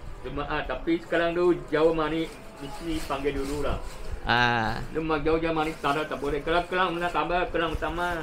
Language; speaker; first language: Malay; non-native, local second language; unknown